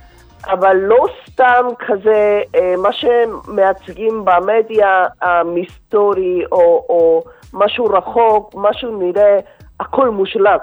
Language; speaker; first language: Hebrew; non-native, fluent; Korean